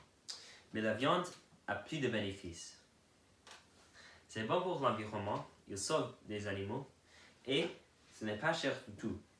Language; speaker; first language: French; non-native, learner; English